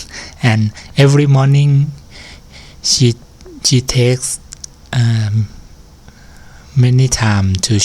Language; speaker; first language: English; non-native, learner; Thai